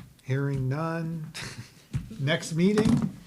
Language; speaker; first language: English; native; English